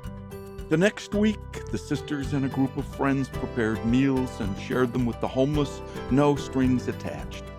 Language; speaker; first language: English; native; English